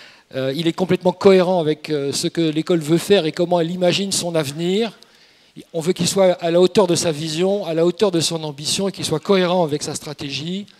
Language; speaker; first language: French; native; French